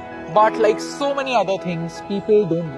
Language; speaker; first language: English; non-native, local second language; Hindi